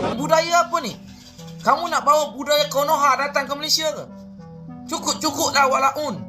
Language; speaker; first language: Malay; native; Malay